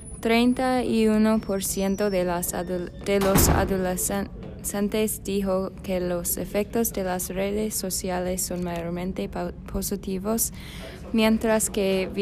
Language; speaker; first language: Spanish; non-native, learner; English